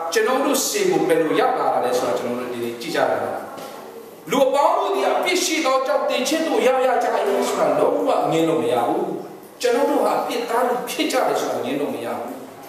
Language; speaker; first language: Burmese; non-native, local second language; Tedim Chin